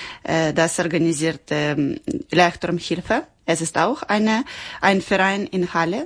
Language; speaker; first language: German; non-native, learner; Ukrainian